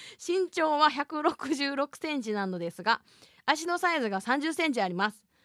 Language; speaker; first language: Japanese; native; Japanese